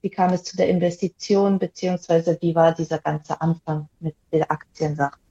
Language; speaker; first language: German; non-native, learner; Serbian